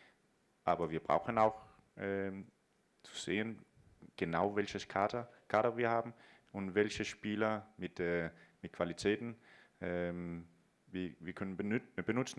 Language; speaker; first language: German; non-native, fluent; Danish